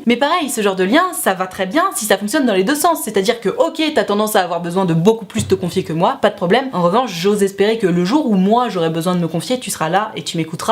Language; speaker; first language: French; native; French